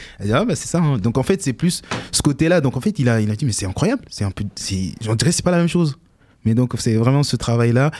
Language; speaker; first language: French; early bilingual, other home language; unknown